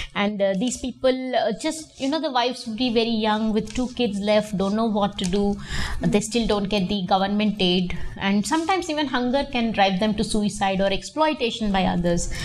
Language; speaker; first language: English; non-native, local second language; Telugu